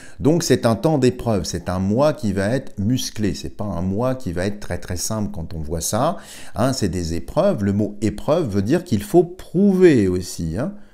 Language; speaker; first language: French; native; French